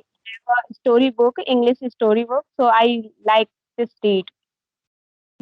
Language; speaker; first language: English; non-native, learner; Hindi